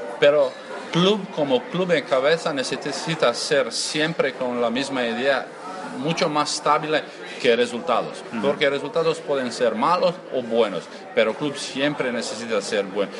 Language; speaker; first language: Spanish; non-native, learner; Croatian